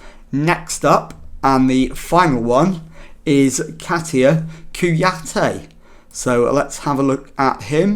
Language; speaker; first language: English; native; English